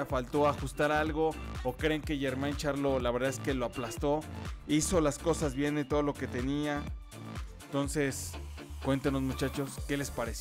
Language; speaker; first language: Spanish; native; Spanish